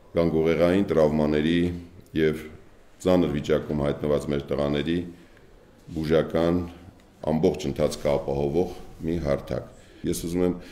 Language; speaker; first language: Armenian; native; Armenian